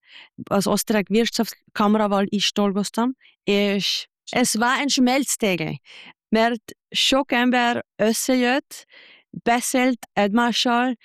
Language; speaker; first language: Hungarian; non-native, fluent; German